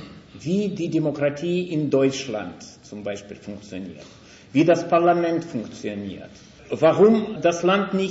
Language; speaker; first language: German; non-native, fluent; Russian